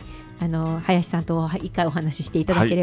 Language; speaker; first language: Japanese; native; Japanese